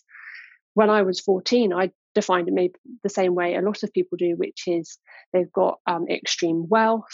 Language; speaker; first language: English; native; English